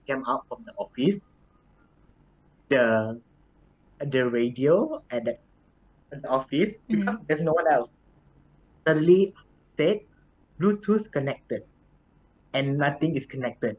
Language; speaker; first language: English; non-native, local second language; Thai